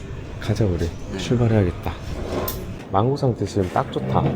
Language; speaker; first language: Korean; native; Korean